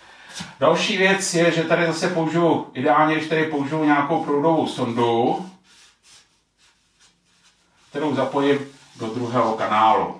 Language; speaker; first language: Czech; native; Czech